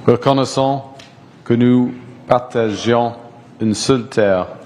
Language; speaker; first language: French; non-native, local second language; English